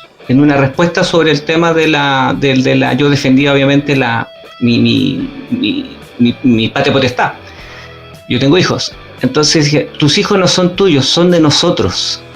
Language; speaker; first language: Spanish; native; Spanish